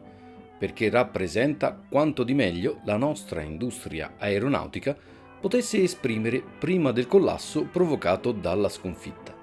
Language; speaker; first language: Italian; native; Italian